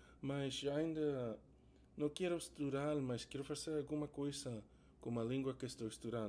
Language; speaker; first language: Portuguese; non-native, learner; English